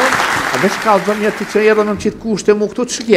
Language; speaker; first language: Albanian; native; Albanian